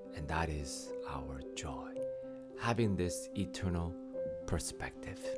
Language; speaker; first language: English; native; English